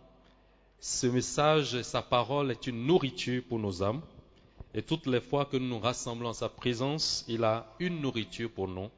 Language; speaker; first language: French; non-native, local second language; Swahili